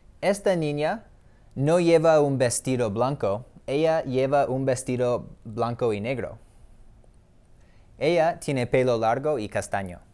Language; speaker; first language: Spanish; non-native, fluent; English